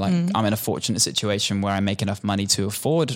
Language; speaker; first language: English; native; English